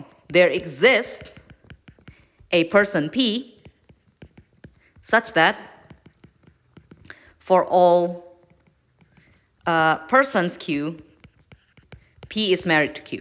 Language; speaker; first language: English; non-native, fluent; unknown